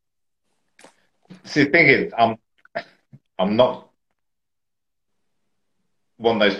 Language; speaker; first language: English; native; English